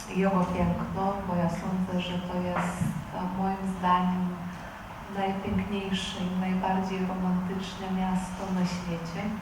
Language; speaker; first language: Polish; non-native, fluent; Lithuanian